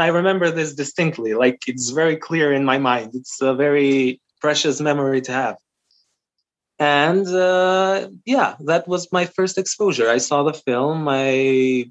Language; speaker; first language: English; non-native, fluent; Albanian